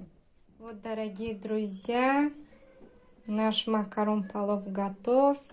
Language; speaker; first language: Russian; non-native, local second language; Tajik